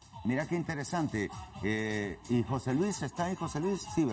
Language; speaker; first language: Spanish; native; Spanish